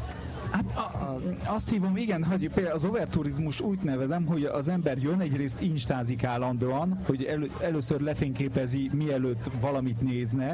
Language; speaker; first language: Hungarian; early bilingual, heritage; French